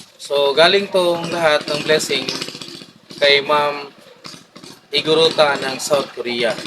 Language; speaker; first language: Filipino; non-native, local second language; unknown